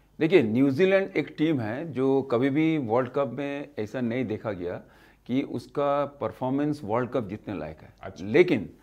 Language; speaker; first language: Hindi; native; Hindi